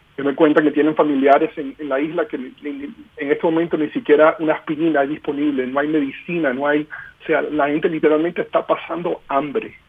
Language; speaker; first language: Spanish; early bilingual, heritage; Spanish